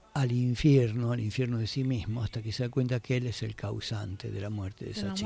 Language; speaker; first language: Spanish; native; Spanish